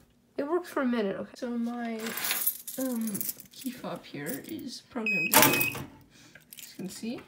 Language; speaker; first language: English; native; English